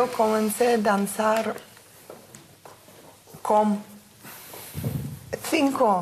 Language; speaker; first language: Portuguese; non-native, learner; Russian